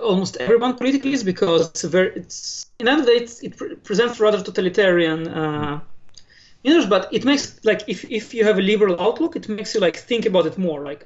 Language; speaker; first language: English; non-native, fluent; Hebrew